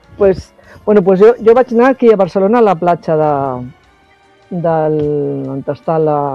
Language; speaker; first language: Catalan; non-native, local second language; Spanish